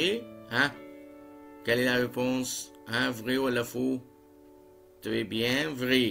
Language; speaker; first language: French; non-native, fluent; Arabic